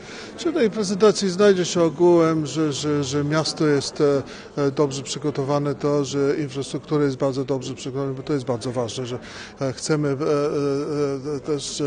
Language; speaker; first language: Polish; early bilingual, heritage; English